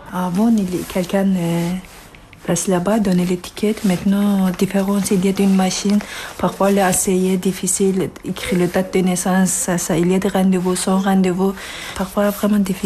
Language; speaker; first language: French; non-native, learner; Turkish